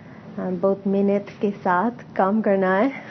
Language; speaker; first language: Hindi; non-native, learner; English